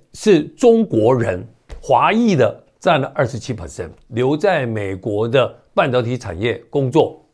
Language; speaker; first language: Chinese; native; Chinese